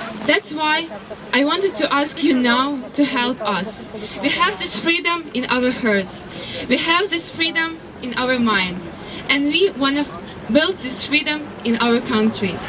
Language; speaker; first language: English; non-native, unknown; Ukrainian